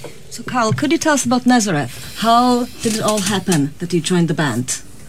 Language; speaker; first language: English; non-native, fluent; Czech